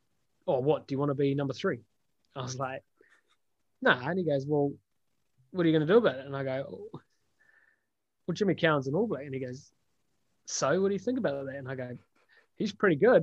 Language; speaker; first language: English; native; English